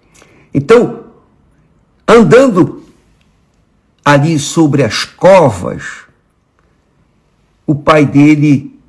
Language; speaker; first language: Portuguese; native; Portuguese